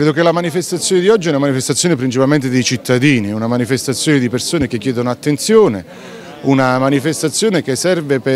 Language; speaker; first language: Italian; native; Italian